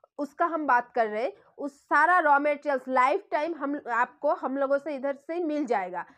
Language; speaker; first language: Hindi; non-native, local second language; Bangla